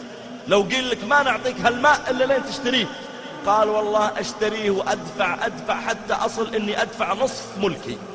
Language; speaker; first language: Arabic; native; Arabic